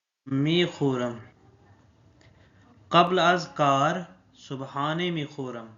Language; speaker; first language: Persian; non-native, fluent; Urdu